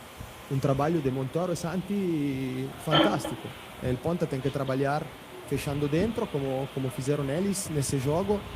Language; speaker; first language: Portuguese; non-native, fluent; Italian